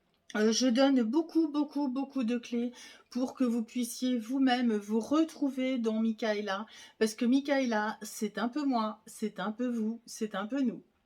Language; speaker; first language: French; native; French